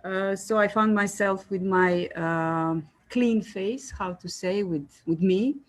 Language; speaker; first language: English; non-native, fluent; Serbian